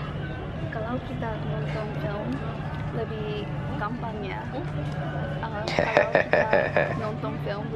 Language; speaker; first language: Indonesian; non-native, learner; Japanese